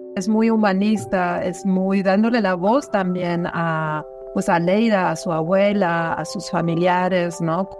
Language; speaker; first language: Spanish; non-native, fluent; German